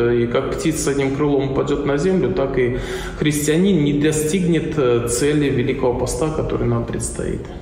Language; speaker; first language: Russian; native; Russian